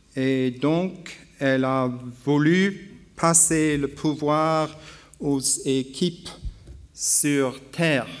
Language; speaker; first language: French; non-native, learner; English